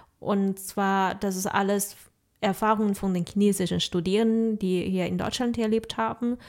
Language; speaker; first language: German; non-native, fluent; Chinese